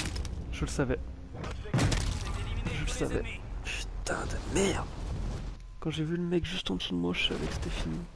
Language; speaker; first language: French; native; French